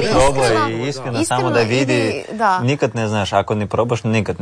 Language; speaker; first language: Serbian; non-native, learner; Russian